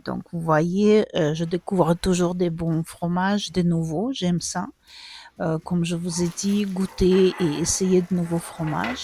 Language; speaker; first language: French; non-native, fluent; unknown